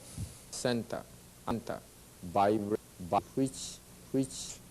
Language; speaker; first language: English; non-native, learner; Japanese